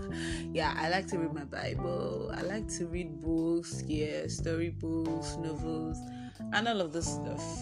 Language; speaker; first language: English; non-native, local second language; Yoruba